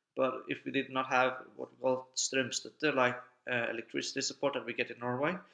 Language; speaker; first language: English; non-native, fluent; Norwegian